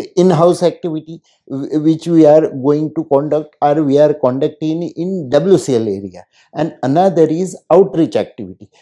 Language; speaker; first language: English; non-native, local second language; Hindi